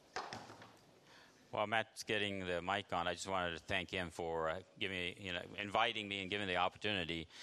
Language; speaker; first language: English; early bilingual, other home language; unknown